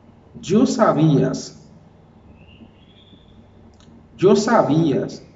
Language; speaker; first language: Spanish; non-native, fluent; Haitian Creole